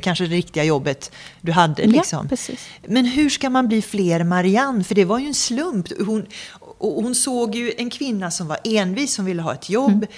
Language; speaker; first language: Swedish; native; Swedish